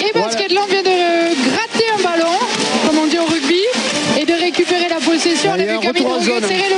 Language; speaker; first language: French; native; French